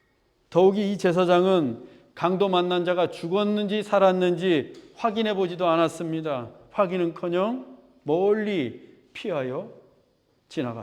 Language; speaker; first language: Korean; native; Korean